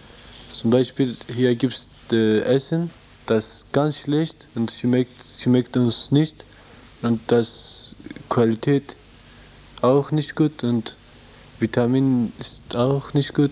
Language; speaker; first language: German; non-native, learner; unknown